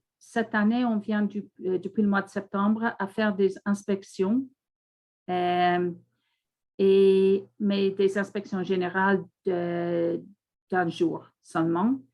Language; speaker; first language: French; non-native, fluent; English